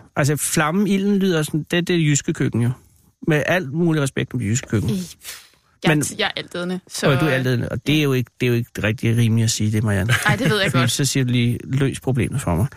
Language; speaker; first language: Danish; native; Danish